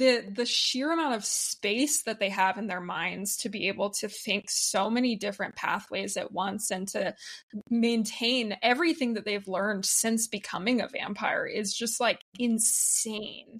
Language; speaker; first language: English; native; English